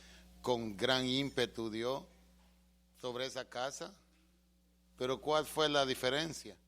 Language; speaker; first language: Spanish; native; Spanish